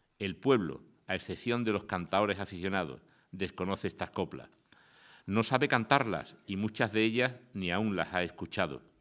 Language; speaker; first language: Spanish; native; Spanish